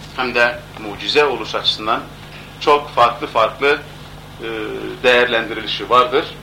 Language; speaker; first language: Turkish; non-native, local second language; Kurdish